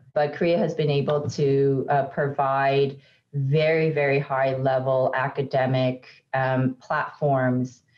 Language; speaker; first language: English; native; English